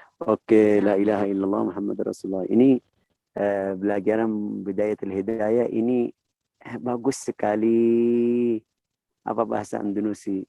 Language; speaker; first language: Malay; non-native, learner; Arabic